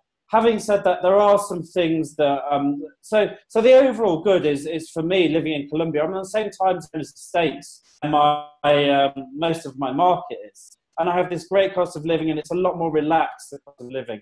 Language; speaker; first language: English; native; English